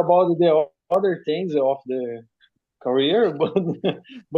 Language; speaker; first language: English; non-native, learner; Portuguese